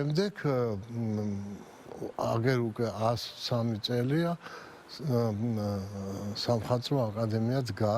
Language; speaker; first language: Georgian; native; Georgian